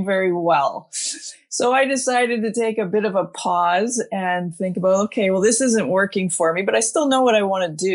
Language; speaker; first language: English; native; English